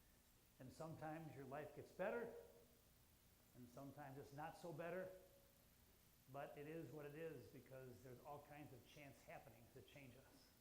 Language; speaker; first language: English; native; English